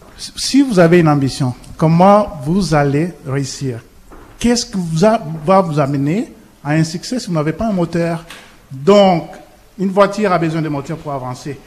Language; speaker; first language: French; non-native, local second language; Lingala